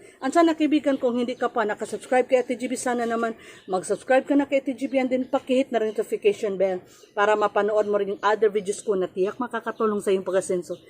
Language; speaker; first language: Filipino; non-native, local second language; Cebuano